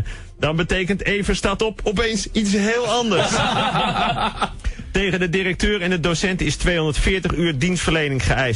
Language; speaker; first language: Dutch; native; Dutch